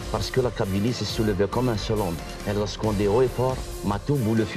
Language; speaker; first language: French; non-native, local second language; Kabyle